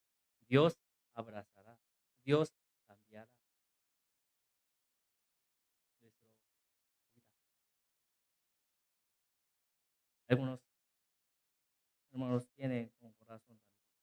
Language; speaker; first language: Spanish; non-native, learner; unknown